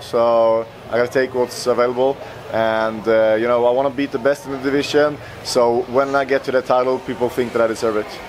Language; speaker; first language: English; non-native, fluent; Swedish